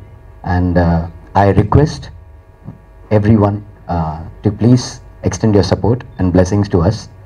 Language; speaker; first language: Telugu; non-native, learner; Tamil